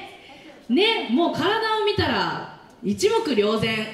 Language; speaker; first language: Japanese; native; Japanese